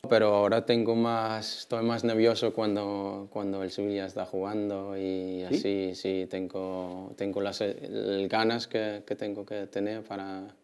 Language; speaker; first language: Spanish; non-native, learner; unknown